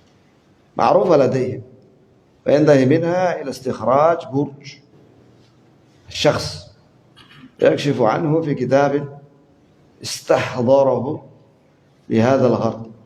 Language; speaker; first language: Arabic; non-native, fluent; Indonesian